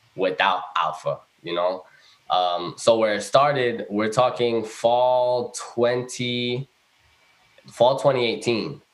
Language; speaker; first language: English; early bilingual, other home language; Spanish